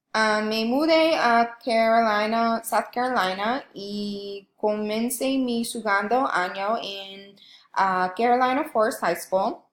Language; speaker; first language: Spanish; non-native, learner; English